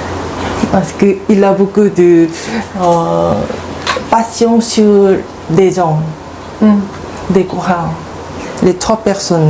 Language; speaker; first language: French; non-native, learner; Korean